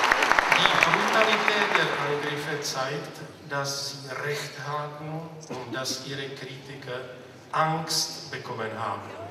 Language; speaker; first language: German; non-native, fluent; Czech